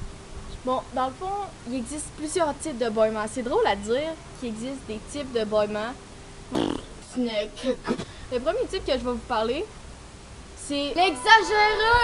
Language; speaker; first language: French; native; French